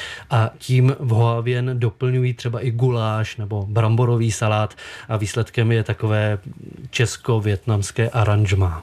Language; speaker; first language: Czech; native; Czech